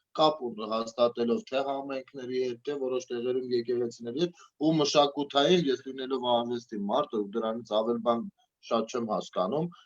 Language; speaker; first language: Armenian; native; Armenian